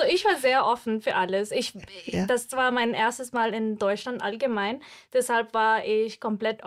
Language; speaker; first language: German; non-native, fluent; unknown